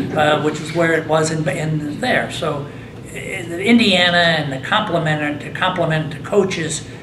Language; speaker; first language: English; native; English